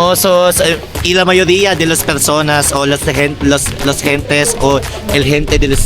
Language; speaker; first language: Spanish; non-native, learner; Filipino